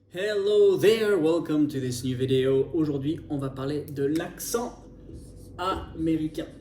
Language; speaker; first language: French; native; French